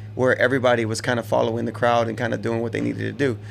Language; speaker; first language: English; native; English